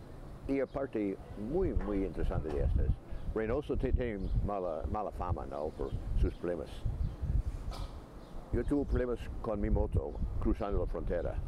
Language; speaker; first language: Spanish; non-native, fluent; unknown